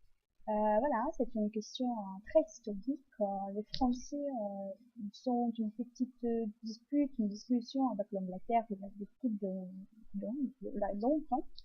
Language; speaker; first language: French; non-native, fluent; Portuguese